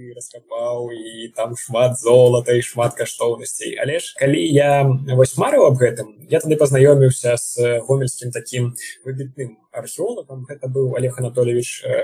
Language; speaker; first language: Belarusian; non-native, local second language; Russian